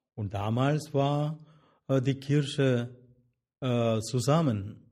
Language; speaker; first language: German; non-native, fluent; Malayalam